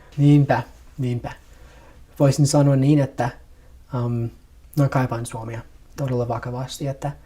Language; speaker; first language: Finnish; non-native, fluent; English